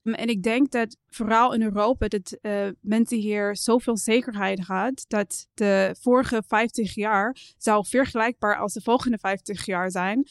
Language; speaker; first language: Dutch; non-native, fluent; English